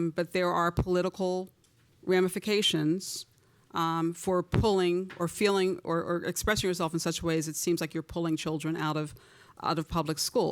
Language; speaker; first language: English; native; English